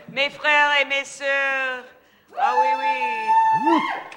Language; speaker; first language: French; non-native, learner; English